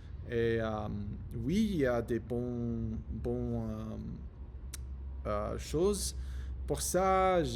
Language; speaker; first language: French; non-native, learner; English